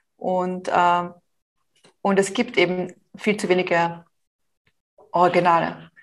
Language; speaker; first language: German; native; German